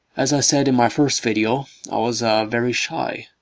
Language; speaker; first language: English; native; English